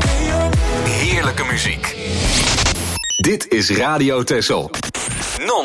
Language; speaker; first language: Dutch; native; Dutch